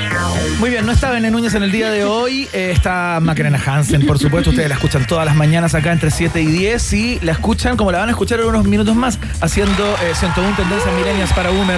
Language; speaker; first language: Spanish; native; Spanish